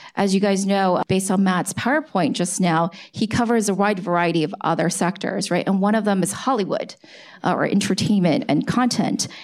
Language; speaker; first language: English; native; English